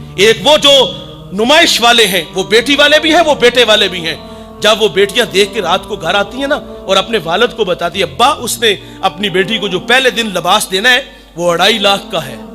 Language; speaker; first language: Urdu; non-native, local second language; Punjabi